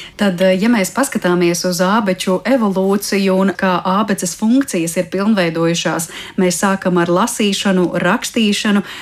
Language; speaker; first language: Latvian; native; Latvian